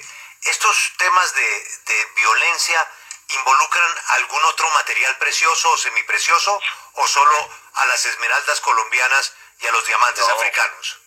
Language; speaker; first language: Spanish; native; Spanish